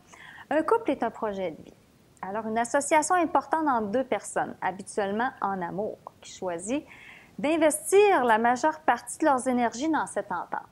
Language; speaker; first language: French; native; French